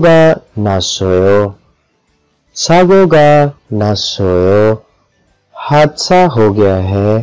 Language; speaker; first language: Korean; non-native, fluent; Urdu